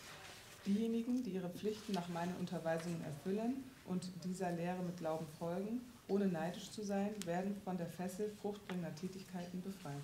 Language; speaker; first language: German; native; German